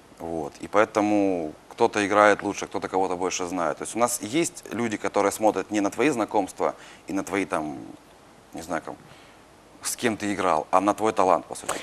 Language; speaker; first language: Russian; native; Russian